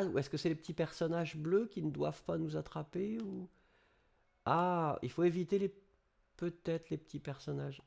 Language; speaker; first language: French; native; French